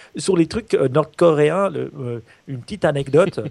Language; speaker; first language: French; native; French